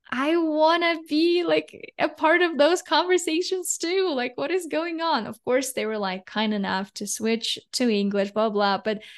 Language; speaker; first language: English; non-native, fluent; Russian